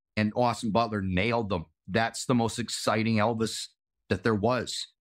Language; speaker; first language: English; native; English